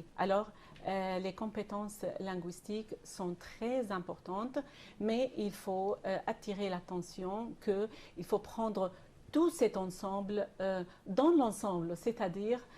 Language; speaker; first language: French; non-native, fluent; Arabic